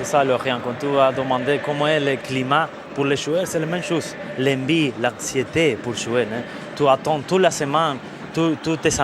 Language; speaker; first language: French; non-native, fluent; Spanish